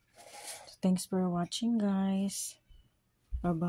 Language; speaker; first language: English; non-native, local second language; Filipino